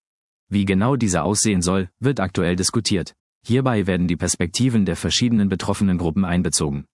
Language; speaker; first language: German; native; German